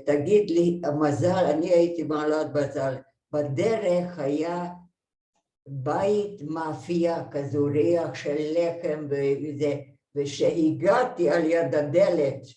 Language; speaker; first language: Hebrew; non-native, fluent; Hungarian